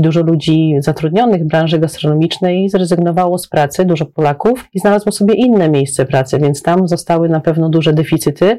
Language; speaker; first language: Polish; native; Polish